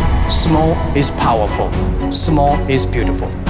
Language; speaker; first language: English; non-native, fluent; Chinese